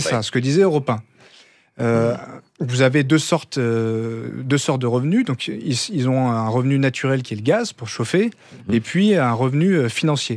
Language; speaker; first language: French; native; French